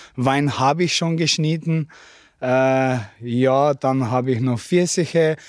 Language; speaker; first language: German; non-native, learner; Slovenian